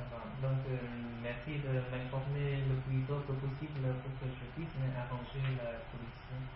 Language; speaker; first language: French; non-native, learner; Vietnamese